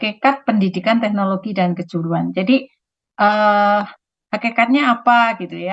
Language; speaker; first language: Indonesian; native; Indonesian